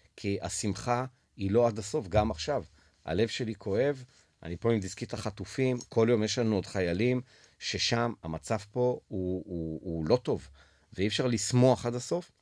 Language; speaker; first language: Hebrew; native; Hebrew